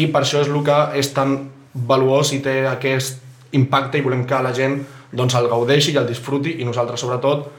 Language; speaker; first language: Catalan; native; Catalan